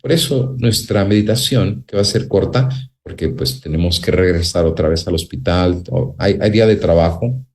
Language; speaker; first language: Spanish; native; Spanish